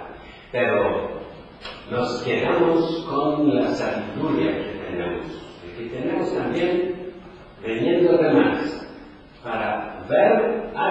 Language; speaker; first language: Spanish; non-native, fluent; Polish